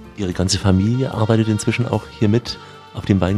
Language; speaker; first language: German; native; German